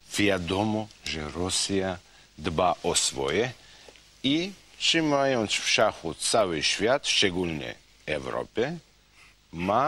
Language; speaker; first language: Polish; non-native, fluent; Georgian